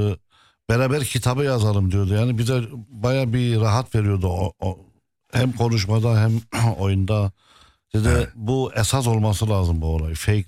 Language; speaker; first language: Turkish; non-native, fluent; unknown